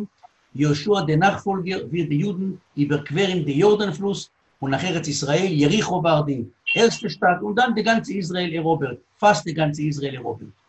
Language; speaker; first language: German; non-native, learner; Hebrew